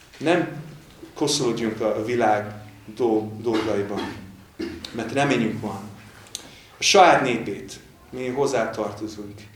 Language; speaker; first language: Hungarian; non-native, fluent; English